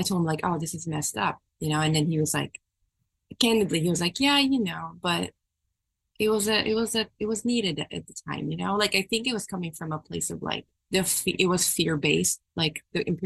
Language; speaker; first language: English; non-native, local second language; Filipino